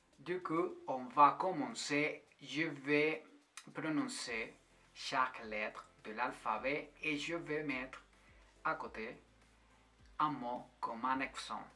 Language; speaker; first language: French; non-native, fluent; Spanish